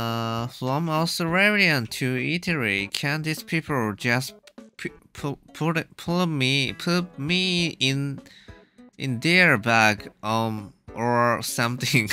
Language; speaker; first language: English; non-native, learner; Japanese